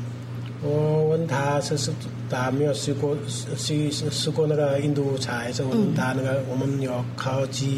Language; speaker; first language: Chinese; non-native, learner; Hindi